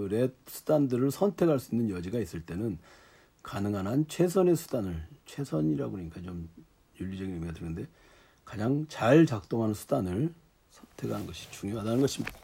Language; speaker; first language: Korean; native; Korean